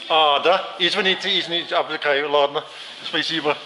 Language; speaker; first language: Russian; non-native, learner; English